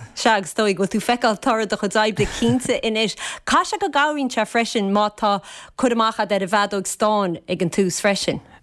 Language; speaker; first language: Irish; native; Irish